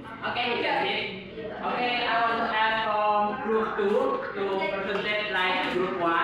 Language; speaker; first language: English; non-native, learner; Indonesian